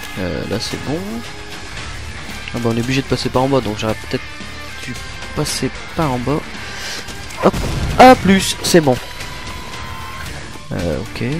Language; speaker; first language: French; native; French